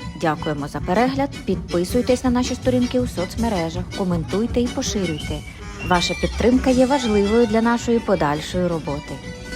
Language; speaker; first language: Ukrainian; native; Ukrainian